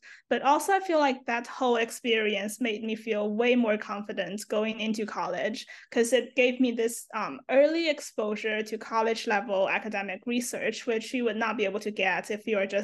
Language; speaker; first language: English; non-native, fluent; Chinese